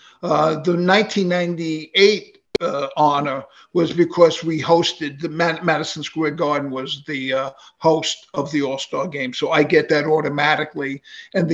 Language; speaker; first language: English; native; English